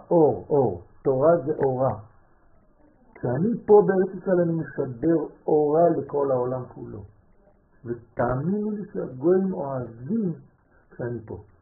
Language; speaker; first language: Hebrew; non-native, fluent; French